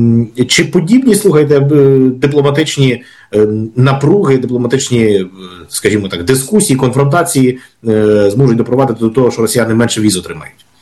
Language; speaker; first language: Ukrainian; native; Ukrainian